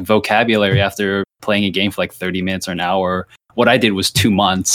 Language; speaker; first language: English; early bilingual, other home language; Thai